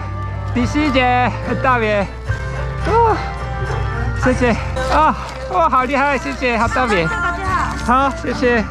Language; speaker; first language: Chinese; non-native, fluent; Japanese